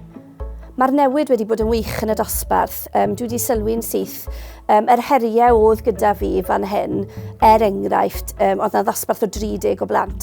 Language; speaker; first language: Welsh; native; Welsh